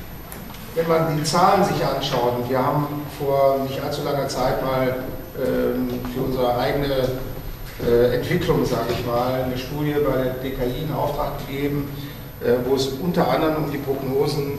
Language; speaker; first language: German; native; German